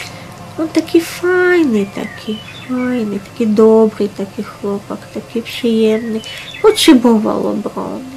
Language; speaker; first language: Polish; non-native, fluent; Russian